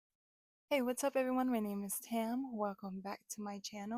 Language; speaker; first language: English; native; English